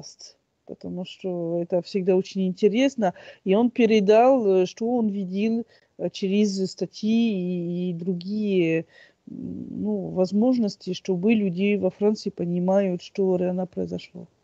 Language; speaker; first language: Russian; non-native, fluent; French